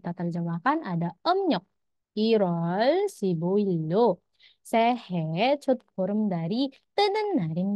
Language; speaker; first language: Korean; non-native, fluent; Indonesian